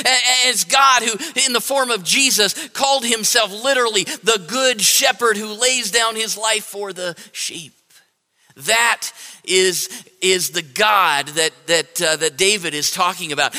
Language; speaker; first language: English; native; English